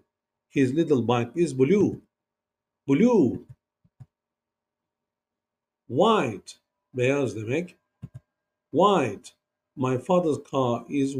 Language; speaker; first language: English; non-native, learner; Turkish